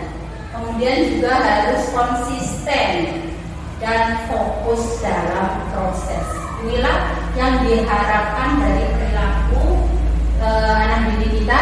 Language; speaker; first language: Indonesian; native; Indonesian